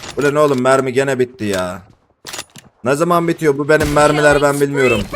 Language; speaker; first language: Turkish; native; Turkish